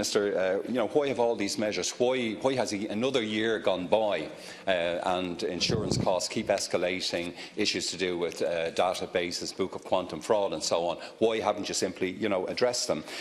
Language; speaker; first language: English; native; English